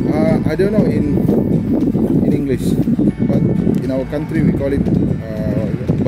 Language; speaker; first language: English; non-native, learner; Indonesian